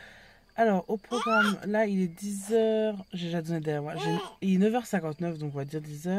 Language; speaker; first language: French; native; French